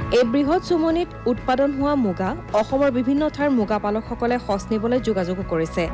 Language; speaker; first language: Assamese; native; Assamese